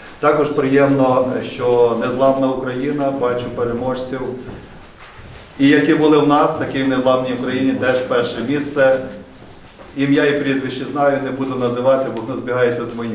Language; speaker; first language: Ukrainian; native; Ukrainian